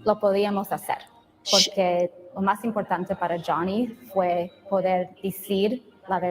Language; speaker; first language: Spanish; early bilingual, other home language; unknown